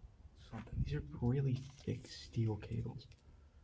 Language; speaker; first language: English; native; English